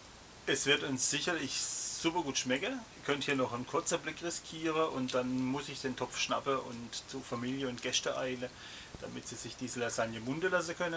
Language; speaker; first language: German; native; German